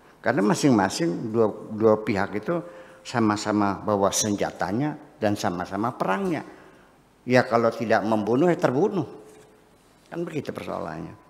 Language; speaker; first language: Indonesian; non-native, local second language; Javanese